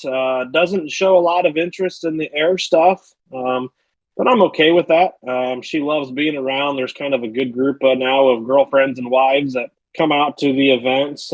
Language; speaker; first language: English; native; English